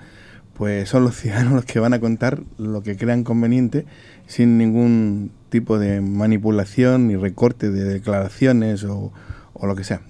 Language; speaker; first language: Spanish; native; Spanish